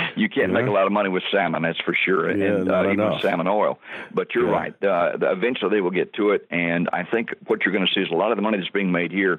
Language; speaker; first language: English; native; English